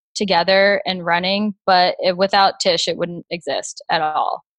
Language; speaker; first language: English; native; English